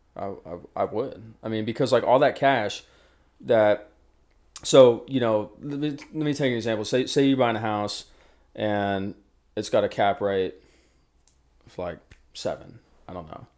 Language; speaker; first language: English; native; English